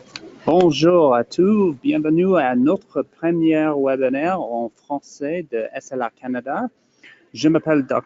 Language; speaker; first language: French; non-native, learner; English